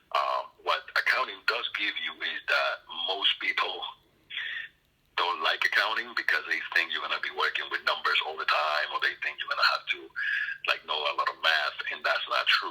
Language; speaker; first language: English; non-native, fluent; Spanish